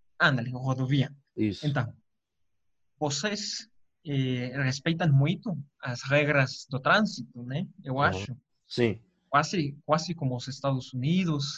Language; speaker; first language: Portuguese; non-native, fluent; Spanish